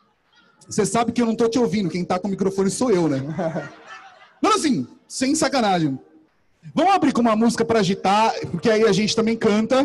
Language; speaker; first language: Portuguese; native; Portuguese